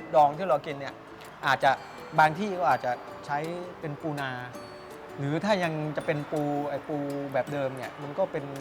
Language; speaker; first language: Thai; native; Thai